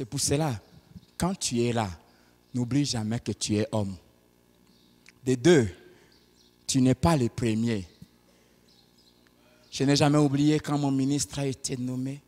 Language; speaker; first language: French; non-native, local second language; Lingala